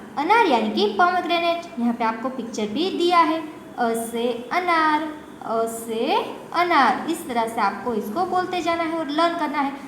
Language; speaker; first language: Hindi; non-native, local second language; Gujarati